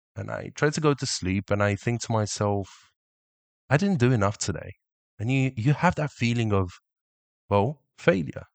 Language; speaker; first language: English; early bilingual, other home language; Romanian